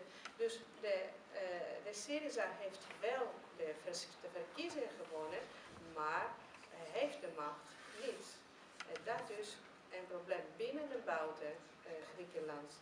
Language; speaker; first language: Dutch; non-native, fluent; Greek